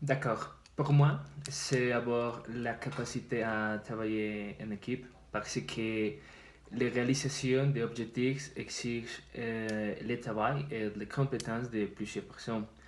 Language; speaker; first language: French; non-native, learner; Spanish